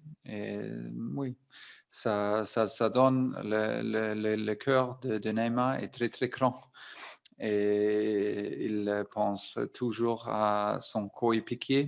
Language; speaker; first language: French; non-native, fluent; German